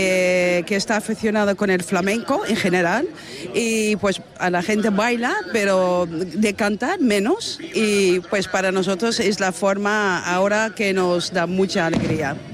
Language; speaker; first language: Spanish; non-native, fluent; Dutch